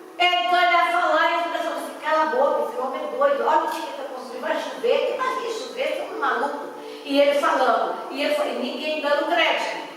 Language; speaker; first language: Portuguese; native; Portuguese